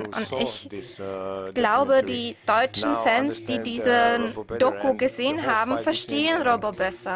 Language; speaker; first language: German; non-native, fluent; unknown